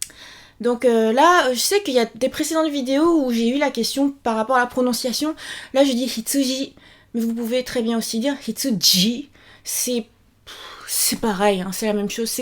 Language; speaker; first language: French; native; French